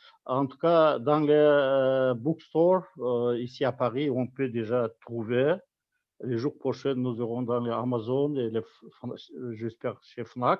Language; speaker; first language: French; non-native, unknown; Kazakh